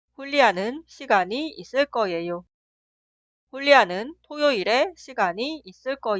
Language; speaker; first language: Korean; non-native, fluent; Spanish